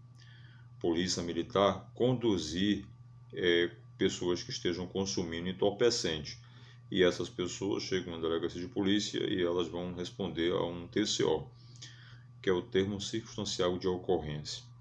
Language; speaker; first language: Portuguese; native; Portuguese